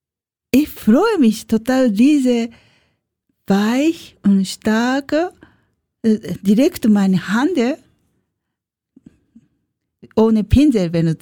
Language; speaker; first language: German; non-native, learner; Japanese